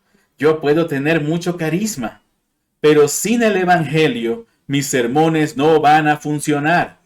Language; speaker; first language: Spanish; non-native, fluent; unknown